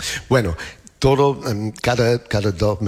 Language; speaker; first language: Spanish; non-native, learner; English